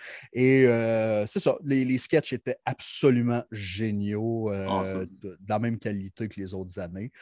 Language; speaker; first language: French; native; French